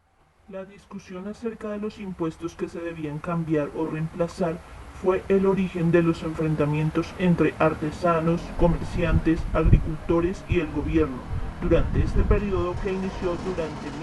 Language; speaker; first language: Spanish; native; Spanish